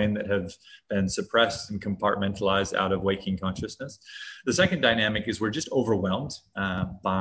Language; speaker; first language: English; native; English